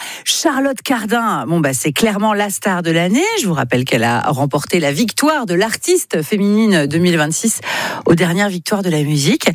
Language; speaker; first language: French; native; French